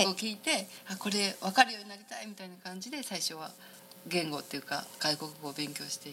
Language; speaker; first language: Japanese; native; Japanese